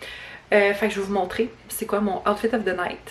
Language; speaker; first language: French; native; French